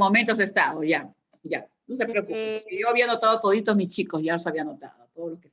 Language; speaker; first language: Spanish; native; Spanish